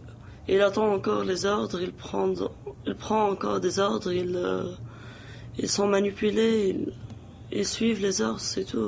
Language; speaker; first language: French; non-native, local second language; Arabic